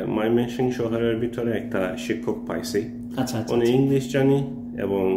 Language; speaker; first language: Bangla; non-native, learner; Turkish